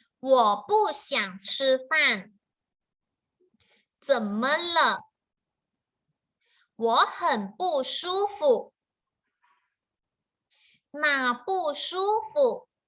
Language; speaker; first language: Chinese; non-native, fluent; Thai